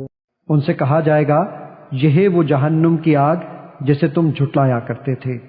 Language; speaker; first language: Urdu; native; Urdu